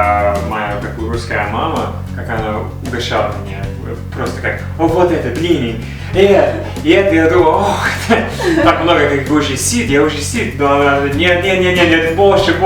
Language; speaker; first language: Russian; non-native, learner; English